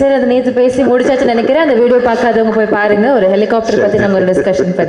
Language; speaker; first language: Tamil; native; Tamil